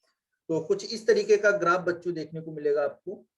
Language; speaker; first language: Hindi; native; Hindi